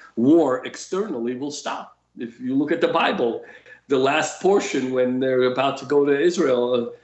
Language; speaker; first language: English; early bilingual, other home language; Russian